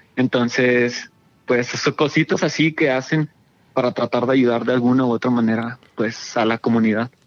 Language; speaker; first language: Spanish; native; Spanish